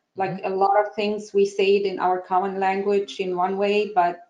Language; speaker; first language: English; non-native, fluent; Arabic